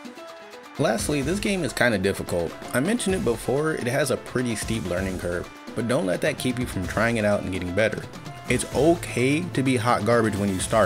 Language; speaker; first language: English; native; English